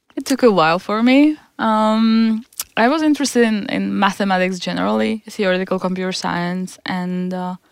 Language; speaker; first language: English; non-native, fluent; Czech